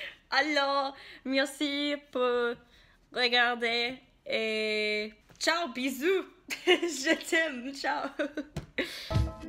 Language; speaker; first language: French; non-native, learner; English